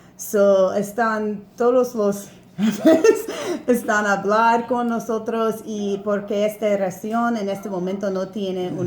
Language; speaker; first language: Spanish; non-native, learner; English